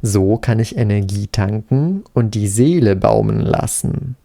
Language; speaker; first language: German; non-native, fluent; Polish